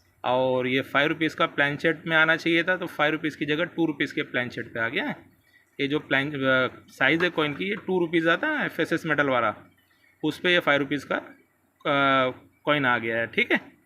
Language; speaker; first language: Hindi; native; Hindi